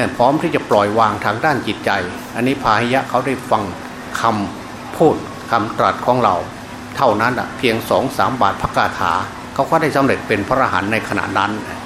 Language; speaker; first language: Thai; non-native, local second language; Northeastern Thai